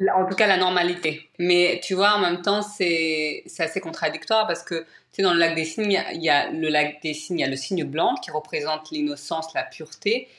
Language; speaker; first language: French; native; French